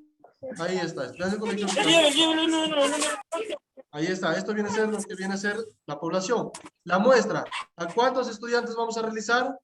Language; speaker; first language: Spanish; native; Spanish